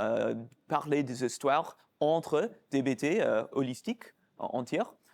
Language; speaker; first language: French; non-native, fluent; English